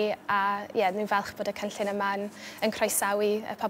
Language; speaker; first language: Welsh; native; Welsh